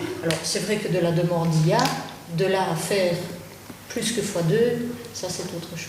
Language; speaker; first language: French; native; French